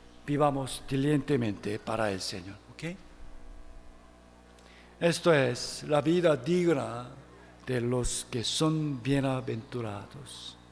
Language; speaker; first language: Spanish; non-native, fluent; Korean